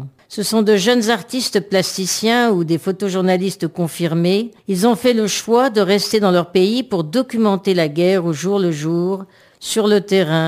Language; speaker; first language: French; native; French